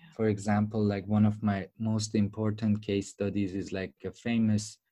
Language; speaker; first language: English; non-native, fluent; Persian